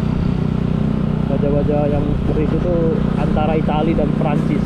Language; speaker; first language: Indonesian; native; Indonesian